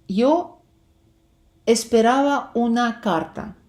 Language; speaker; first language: Spanish; non-native, fluent; Ukrainian